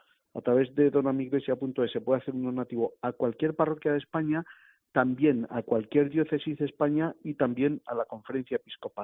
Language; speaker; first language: Spanish; native; Spanish